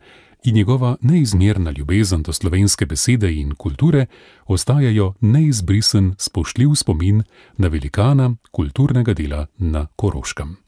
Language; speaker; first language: Slovenian; native; Slovenian